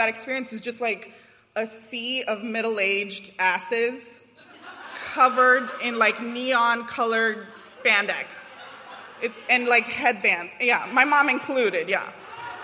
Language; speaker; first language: English; non-native, fluent; Romanian